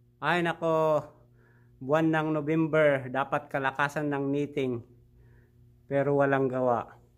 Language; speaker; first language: Filipino; native; Filipino